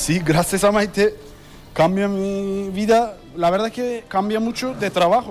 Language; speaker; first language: Spanish; non-native, learner; Turkish